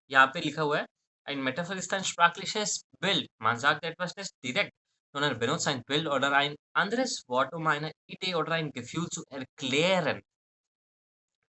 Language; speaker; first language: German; non-native, fluent; Hindi